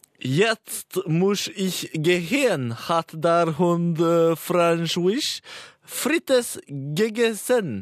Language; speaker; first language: German; non-native, learner; Norwegian